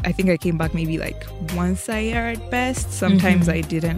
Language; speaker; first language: English; non-native, local second language; Ganda